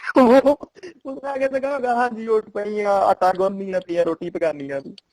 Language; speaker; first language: Urdu; non-native, local second language; Punjabi